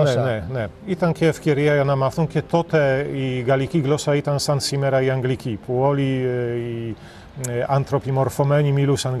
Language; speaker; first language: Greek; non-native, fluent; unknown